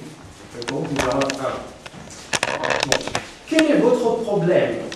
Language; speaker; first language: French; non-native, fluent; Russian